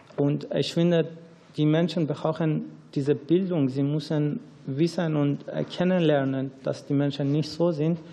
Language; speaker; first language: German; non-native, learner; Persian